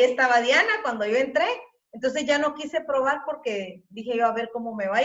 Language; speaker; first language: Spanish; native; Spanish